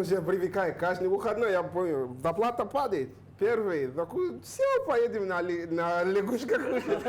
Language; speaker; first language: Russian; non-native, learner; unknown